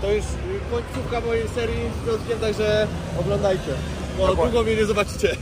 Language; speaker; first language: Polish; native; Polish